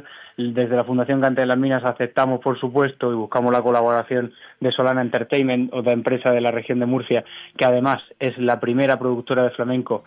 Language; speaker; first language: Spanish; native; Spanish